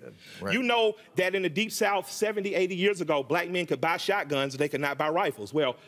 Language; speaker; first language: English; native; English